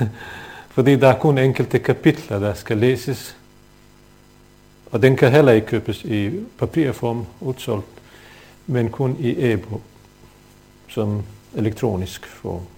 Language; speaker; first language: Danish; non-native, fluent; Bosnian